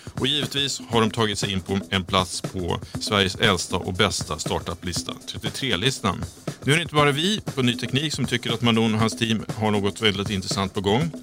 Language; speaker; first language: Swedish; native; Swedish